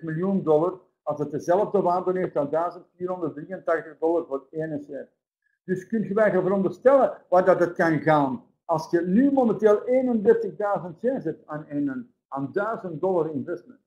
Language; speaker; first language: Dutch; native; Dutch